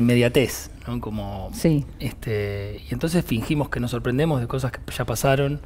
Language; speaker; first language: Spanish; native; Spanish